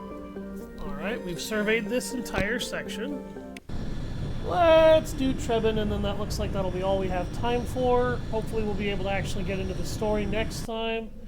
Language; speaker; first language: English; native; English